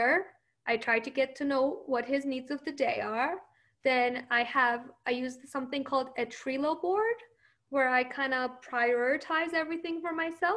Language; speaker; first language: English; early bilingual, other home language; Persian